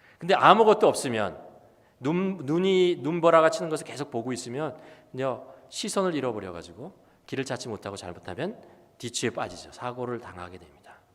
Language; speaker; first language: Korean; native; Korean